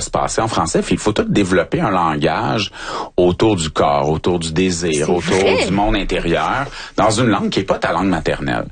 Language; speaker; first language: French; native; French